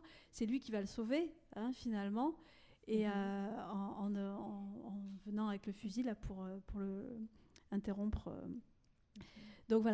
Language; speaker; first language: French; native; French